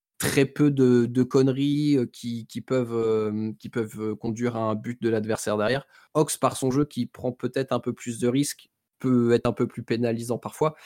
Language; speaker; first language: French; native; French